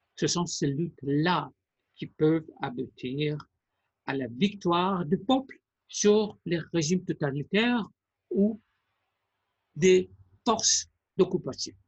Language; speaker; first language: French; non-native, fluent; Persian